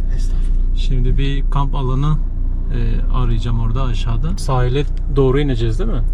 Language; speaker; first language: Turkish; native; Turkish